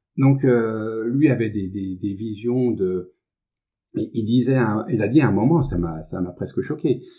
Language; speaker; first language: French; native; French